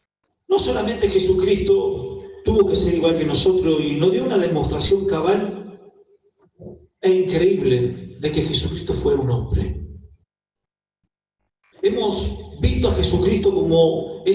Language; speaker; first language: Spanish; native; Spanish